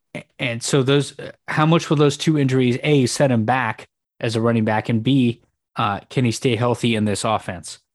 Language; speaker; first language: English; native; English